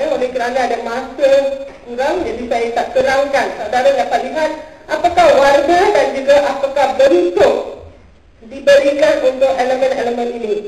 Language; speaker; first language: Malay; non-native, local second language; Tamil